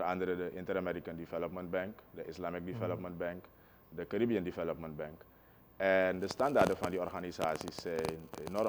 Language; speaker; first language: Dutch; native; Dutch